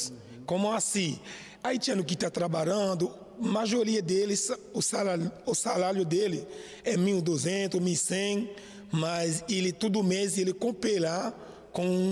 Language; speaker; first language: Portuguese; non-native, learner; Haitian Creole